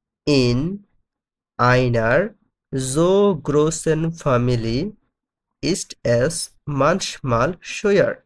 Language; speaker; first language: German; non-native, fluent; Bangla